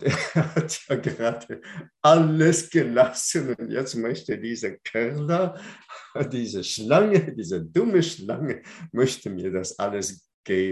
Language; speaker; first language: German; non-native, fluent; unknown